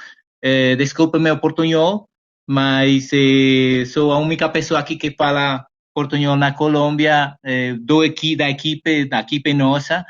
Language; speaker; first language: Portuguese; non-native, fluent; Spanish